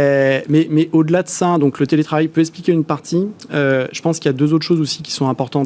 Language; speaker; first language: French; native; French